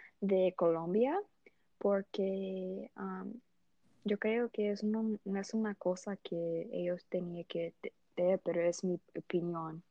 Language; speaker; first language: Spanish; non-native, learner; English